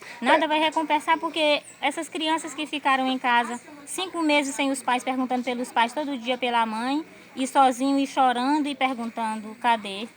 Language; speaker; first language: Portuguese; native; Portuguese